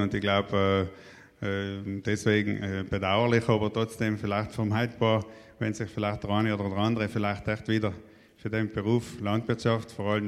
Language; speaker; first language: German; native; German